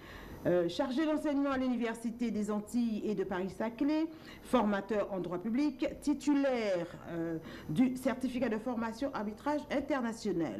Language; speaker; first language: French; native; French